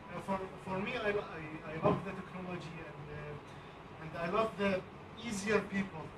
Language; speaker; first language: English; non-native, learner; Arabic